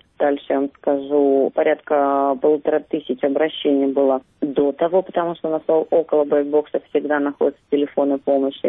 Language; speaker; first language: Russian; native; Russian